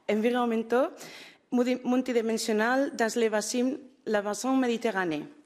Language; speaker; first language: French; non-native, learner; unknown